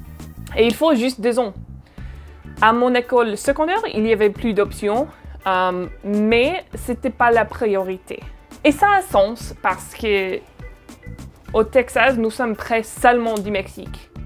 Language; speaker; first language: French; non-native, fluent; English